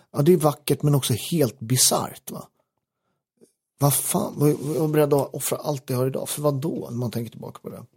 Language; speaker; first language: Swedish; native; Swedish